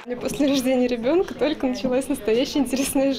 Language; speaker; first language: Russian; native; Russian